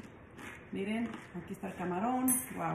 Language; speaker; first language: Spanish; native; Spanish